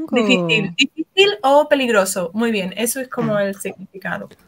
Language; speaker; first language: Spanish; native; Spanish